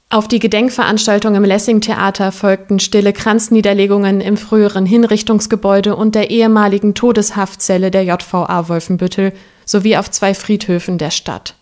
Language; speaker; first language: German; native; German